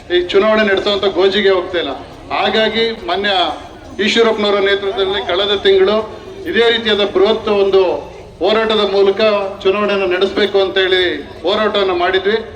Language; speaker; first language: Kannada; native; Kannada